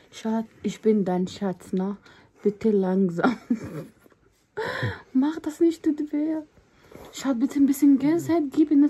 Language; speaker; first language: German; non-native, learner; Somali